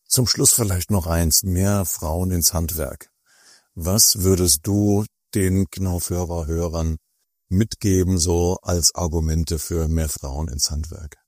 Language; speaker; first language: German; native; German